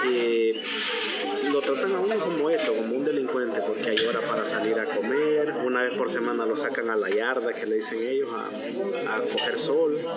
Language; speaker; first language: Spanish; native; Spanish